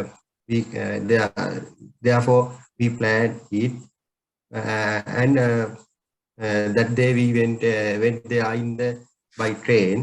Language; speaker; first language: English; non-native, learner; Sinhala